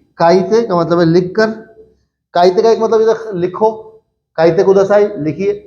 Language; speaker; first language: Urdu; native; Urdu